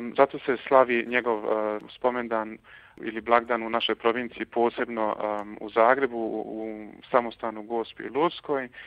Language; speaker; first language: Croatian; early bilingual, heritage; Croatian